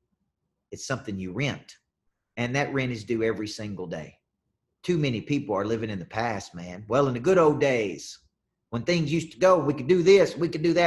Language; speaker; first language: English; native; English